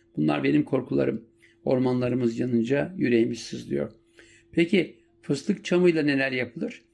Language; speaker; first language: Turkish; native; Turkish